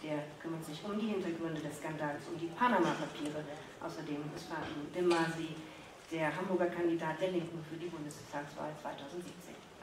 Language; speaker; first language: German; native; German